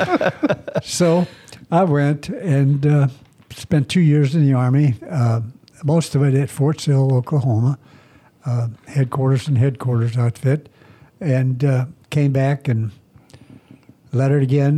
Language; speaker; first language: English; native; English